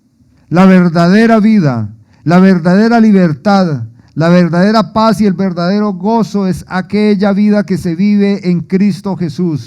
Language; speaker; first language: Spanish; native; Spanish